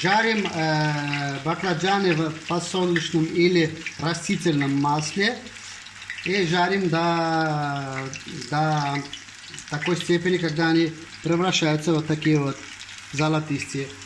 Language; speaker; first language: Russian; non-native, fluent; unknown